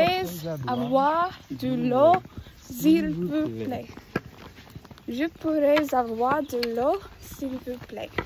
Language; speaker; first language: French; non-native, learner; English